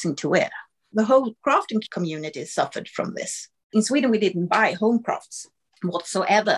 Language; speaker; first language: English; non-native, fluent; Swedish